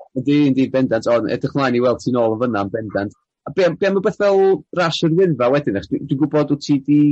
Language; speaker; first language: Welsh; native; Welsh